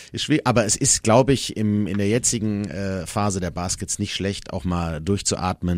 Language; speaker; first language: German; native; German